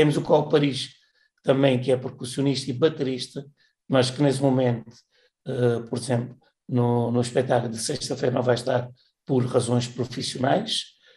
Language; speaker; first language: Portuguese; non-native, local second language; Kabuverdianu